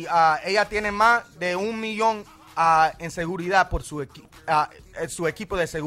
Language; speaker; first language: Spanish; early bilingual, heritage; Spanish